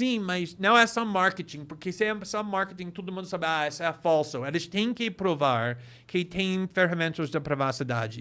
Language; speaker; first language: Portuguese; non-native, fluent; English